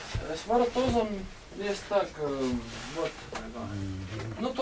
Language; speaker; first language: Russian; non-native, learner; Latvian